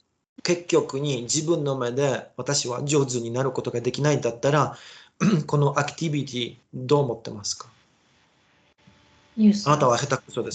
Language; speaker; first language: Japanese; non-native, learner; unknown